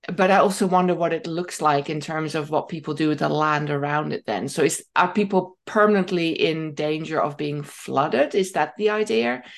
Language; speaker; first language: English; non-native, fluent; Dutch